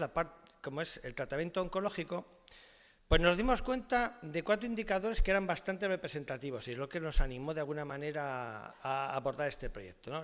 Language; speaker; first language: Spanish; native; Spanish